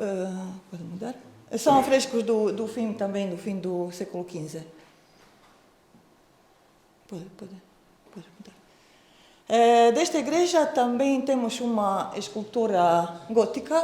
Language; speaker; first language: Portuguese; non-native, fluent; Croatian